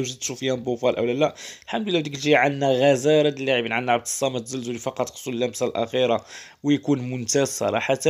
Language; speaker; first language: Arabic; native; Arabic